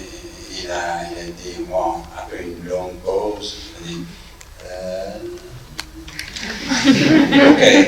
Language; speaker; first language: French; non-native, fluent; English